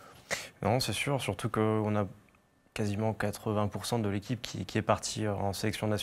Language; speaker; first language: French; native; French